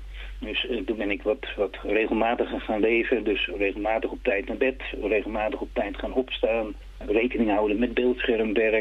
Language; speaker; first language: Dutch; native; Dutch